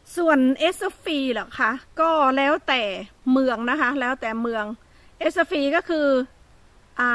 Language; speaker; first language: Thai; native; Thai